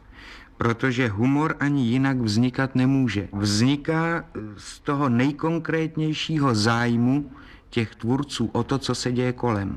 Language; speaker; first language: Czech; native; Czech